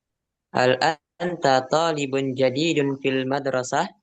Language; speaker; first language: Arabic; non-native, learner; Indonesian